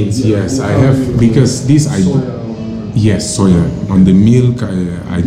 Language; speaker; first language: English; non-native, local second language; Kabuverdianu